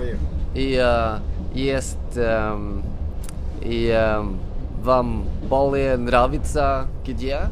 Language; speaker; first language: Russian; non-native, learner; Swedish